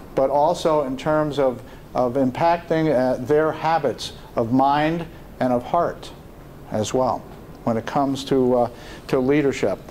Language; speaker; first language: English; native; English